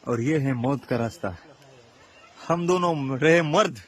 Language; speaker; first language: Hindi; non-native, local second language; Marathi